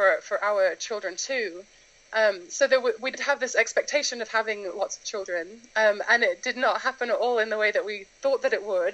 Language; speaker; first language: English; native; English